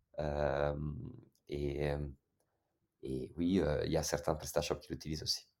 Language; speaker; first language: French; non-native, fluent; Italian